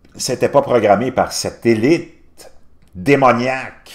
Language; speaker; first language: French; native; French